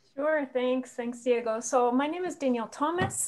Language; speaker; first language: English; native; English